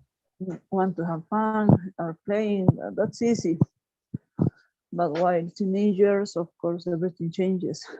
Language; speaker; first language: English; non-native, fluent; Spanish